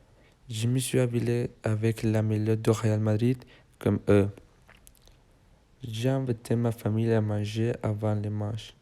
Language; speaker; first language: French; non-native, learner; Spanish